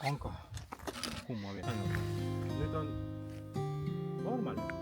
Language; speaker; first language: Finnish; non-native, learner; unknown